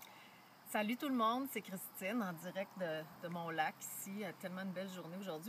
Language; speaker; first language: French; native; French